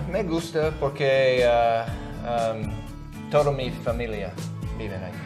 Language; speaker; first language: Spanish; non-native, learner; English